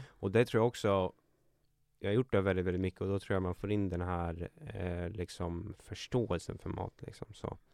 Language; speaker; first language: Swedish; native; Swedish